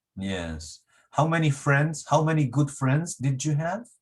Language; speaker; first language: English; non-native, fluent; Spanish